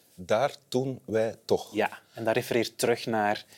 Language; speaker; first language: Dutch; native; Dutch